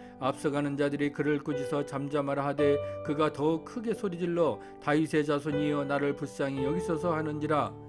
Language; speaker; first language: Korean; native; Korean